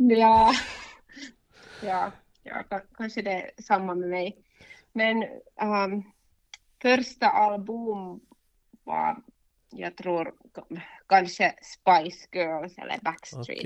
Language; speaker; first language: Swedish; non-native, local second language; Finnish